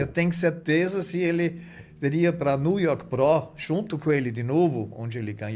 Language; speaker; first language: Portuguese; non-native, fluent; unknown